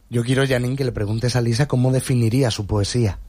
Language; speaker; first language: Spanish; native; Spanish